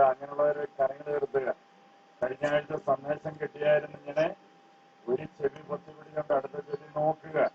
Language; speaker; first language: Malayalam; native; Malayalam